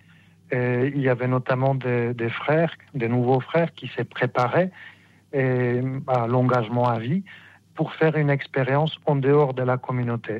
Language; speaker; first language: French; non-native, fluent; Polish